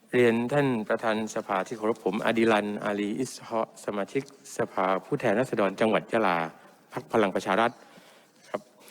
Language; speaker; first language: Thai; non-native, local second language; Pattani Malay